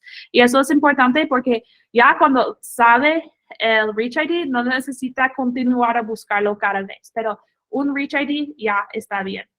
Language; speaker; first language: Spanish; non-native, fluent; English